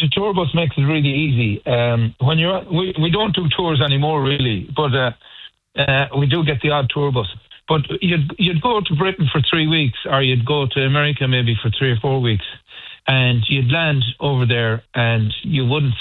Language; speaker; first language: English; native; English